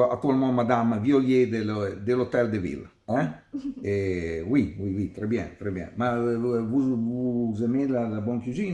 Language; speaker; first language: French; non-native, learner; Italian